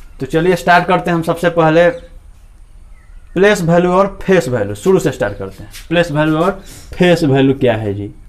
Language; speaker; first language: Hindi; native; Hindi